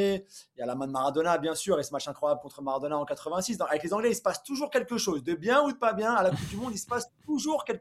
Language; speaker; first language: French; native; French